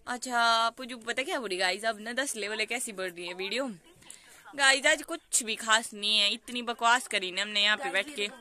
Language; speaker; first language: Hindi; non-native, local second language; Pahari-Potwari